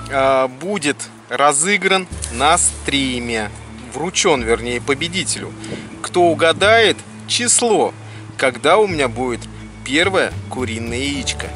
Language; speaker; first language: Russian; native; Russian